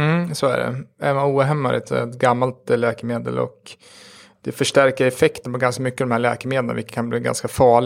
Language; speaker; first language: Swedish; native; Swedish